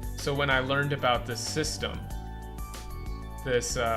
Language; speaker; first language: English; native; English